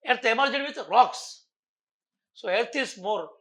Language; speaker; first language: English; non-native, local second language; Telugu